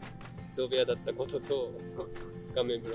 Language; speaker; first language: Japanese; native; Japanese